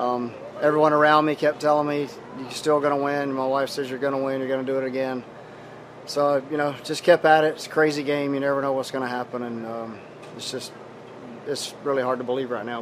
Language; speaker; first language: English; native; English